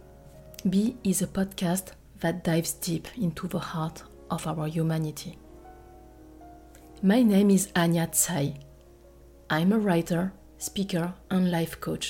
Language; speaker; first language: English; non-native, fluent; French